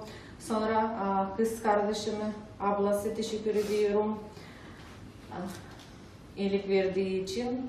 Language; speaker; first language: Turkish; non-native, learner; Russian